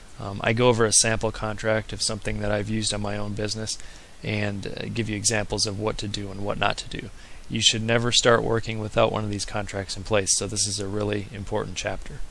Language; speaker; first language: English; native; English